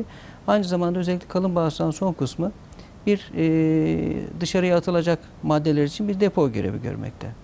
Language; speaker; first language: Turkish; native; Turkish